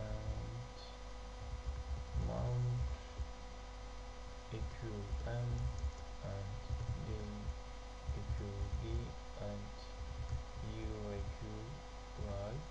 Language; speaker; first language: English; non-native, learner; Turkish